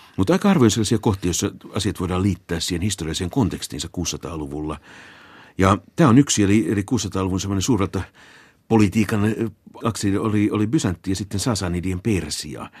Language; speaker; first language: Finnish; native; Finnish